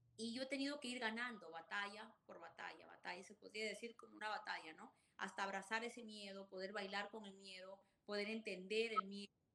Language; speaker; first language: Spanish; native; Spanish